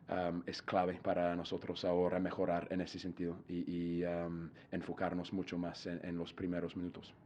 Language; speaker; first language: Spanish; non-native, fluent; English